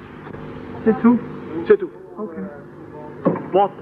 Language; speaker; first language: French; non-native, local second language; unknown